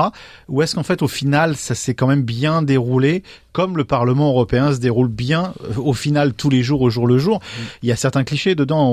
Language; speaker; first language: French; native; French